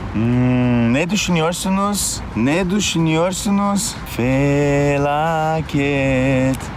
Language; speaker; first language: Turkish; non-native, learner; Portuguese